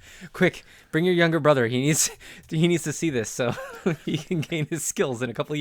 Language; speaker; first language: English; native; English